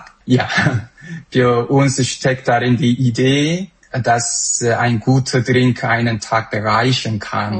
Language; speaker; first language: German; non-native, fluent; Korean